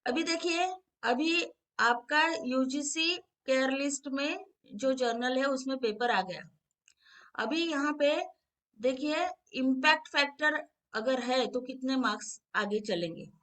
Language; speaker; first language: Hindi; non-native, local second language; Marathi